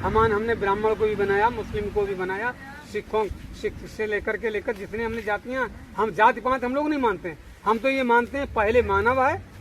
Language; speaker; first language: Hindi; native; Hindi